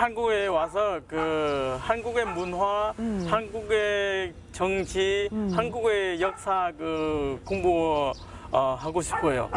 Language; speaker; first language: Korean; non-native, learner; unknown